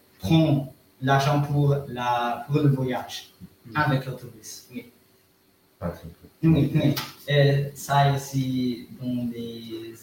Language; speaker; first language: French; non-native, learner; German